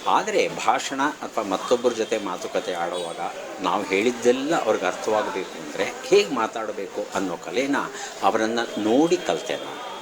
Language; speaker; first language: Kannada; native; Kannada